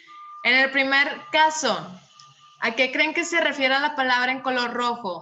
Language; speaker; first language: Spanish; native; Spanish